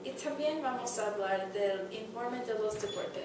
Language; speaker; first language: Spanish; non-native, learner; English